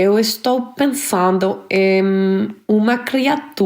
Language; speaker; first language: Portuguese; non-native, learner; Danish